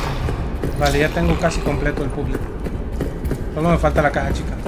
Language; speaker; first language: Spanish; native; Spanish